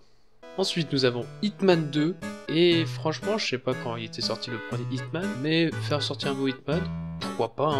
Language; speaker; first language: French; native; French